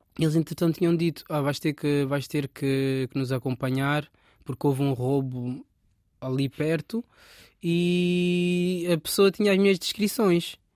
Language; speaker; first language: Portuguese; native; Portuguese